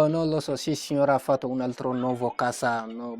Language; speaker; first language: Italian; non-native, learner; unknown